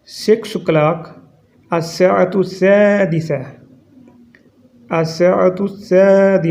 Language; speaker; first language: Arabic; non-native, fluent; Urdu